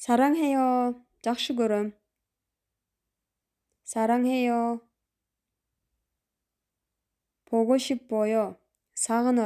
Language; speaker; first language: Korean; non-native, fluent; Kyrgyz